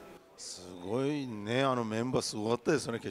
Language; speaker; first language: Japanese; native; Japanese